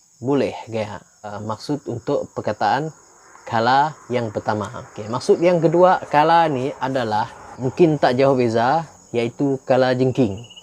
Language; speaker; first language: Malay; non-native, local second language; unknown